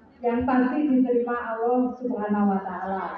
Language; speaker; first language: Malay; non-native, local second language; Javanese